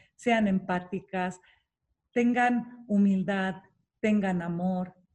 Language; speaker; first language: Spanish; non-native, fluent; Romanian